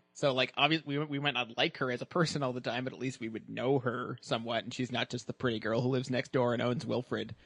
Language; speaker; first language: English; native; English